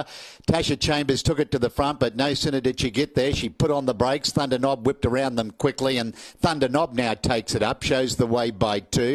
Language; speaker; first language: English; native; English